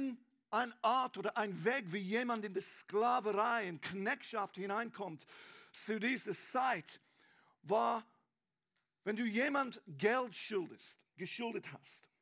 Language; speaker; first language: German; non-native, learner; English